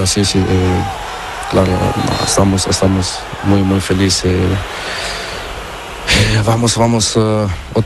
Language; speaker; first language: Spanish; non-native, learner; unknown